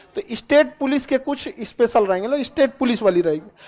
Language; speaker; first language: Hindi; native; Hindi